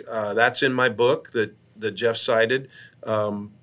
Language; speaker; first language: English; native; English